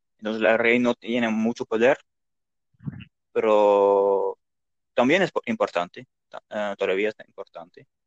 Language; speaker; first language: Spanish; non-native, learner; Dutch